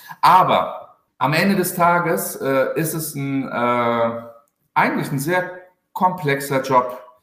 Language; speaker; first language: German; early bilingual, other home language; Turkish